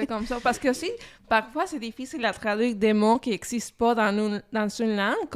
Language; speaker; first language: French; non-native, fluent; Spanish